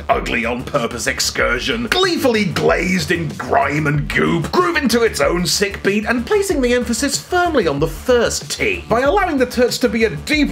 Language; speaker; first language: English; native; English